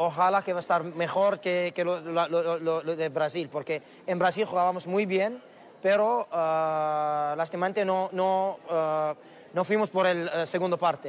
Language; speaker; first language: Spanish; non-native, learner; Arabic